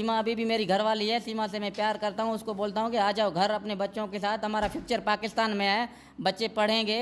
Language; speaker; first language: Urdu; non-native, local second language; Sindhi